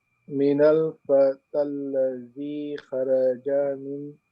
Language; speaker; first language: Arabic; non-native, learner; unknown